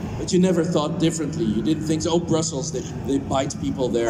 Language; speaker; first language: English; non-native, fluent; Dutch